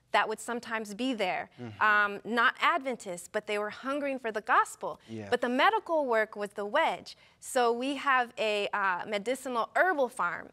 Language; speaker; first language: English; native; English